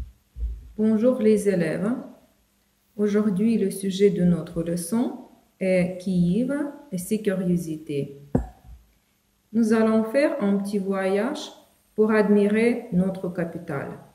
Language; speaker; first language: French; non-native, fluent; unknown